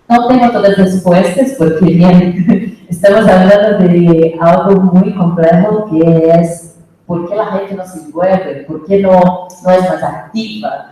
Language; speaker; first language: Spanish; non-native, fluent; Portuguese